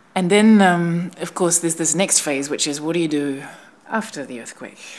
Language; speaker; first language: English; native; English